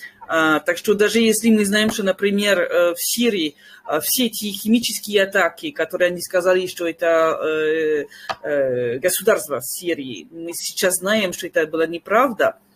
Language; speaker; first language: Russian; non-native, fluent; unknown